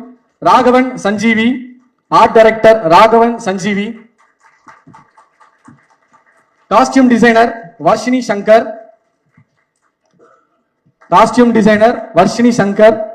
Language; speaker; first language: Tamil; native; Tamil